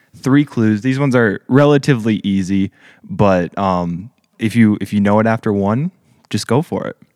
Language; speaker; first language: English; native; English